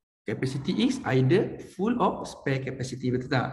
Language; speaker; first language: English; non-native, local second language; Malay